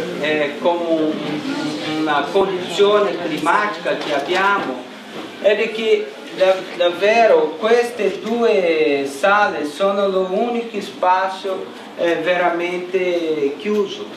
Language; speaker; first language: Italian; non-native, learner; Portuguese